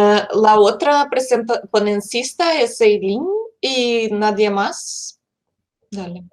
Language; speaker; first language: Spanish; non-native, fluent; Portuguese